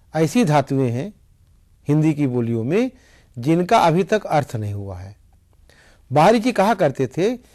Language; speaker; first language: Hindi; native; Hindi